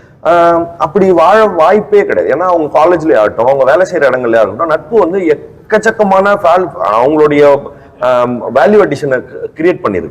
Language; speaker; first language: Tamil; native; Tamil